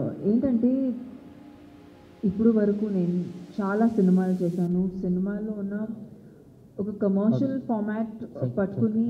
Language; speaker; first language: Telugu; non-native, fluent; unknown